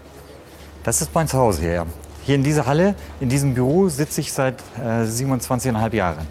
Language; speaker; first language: German; native; German